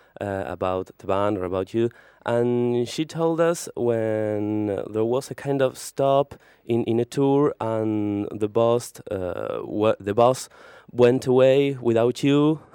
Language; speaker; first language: English; non-native, fluent; Spanish